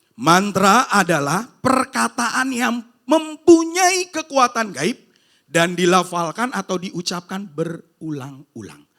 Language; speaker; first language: Indonesian; native; Indonesian